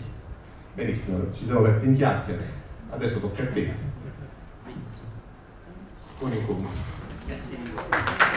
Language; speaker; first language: Italian; native; Italian